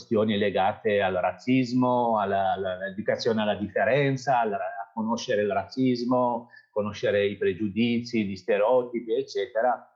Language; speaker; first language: Italian; non-native, fluent; Kabyle